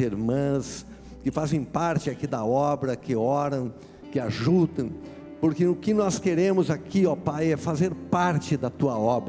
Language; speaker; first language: Portuguese; native; Portuguese